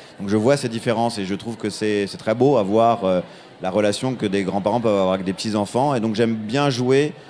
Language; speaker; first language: French; native; French